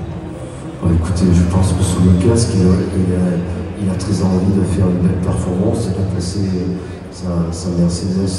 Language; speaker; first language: French; native; French